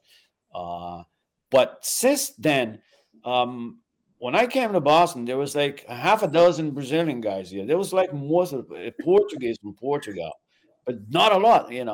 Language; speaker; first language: English; non-native, fluent; Portuguese